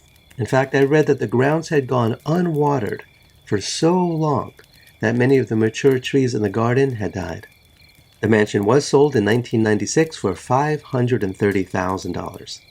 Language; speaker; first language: English; native; English